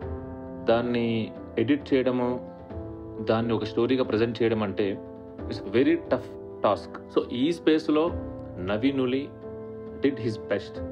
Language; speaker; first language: Telugu; native; Telugu